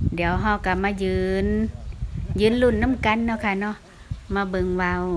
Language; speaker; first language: Thai; native; Thai